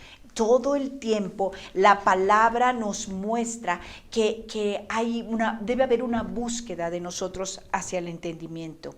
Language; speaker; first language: Spanish; native; Spanish